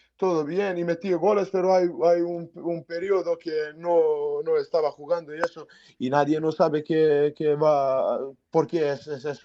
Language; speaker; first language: Spanish; non-native, learner; Serbian